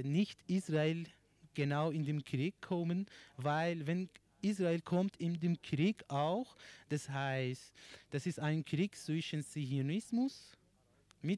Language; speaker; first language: German; non-native, learner; Persian